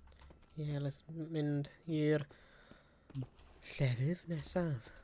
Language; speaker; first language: Welsh; native; Welsh